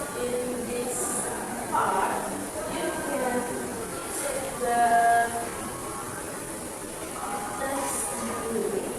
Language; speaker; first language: English; non-native, fluent; Indonesian